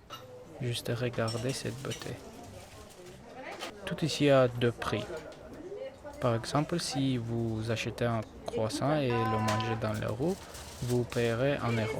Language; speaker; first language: French; non-native, learner; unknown